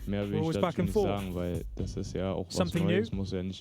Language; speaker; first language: German; native; German